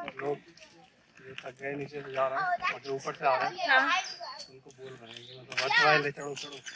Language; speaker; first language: Hindi; native; Hindi